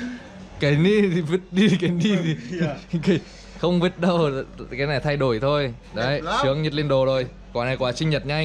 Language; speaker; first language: Vietnamese; native; Vietnamese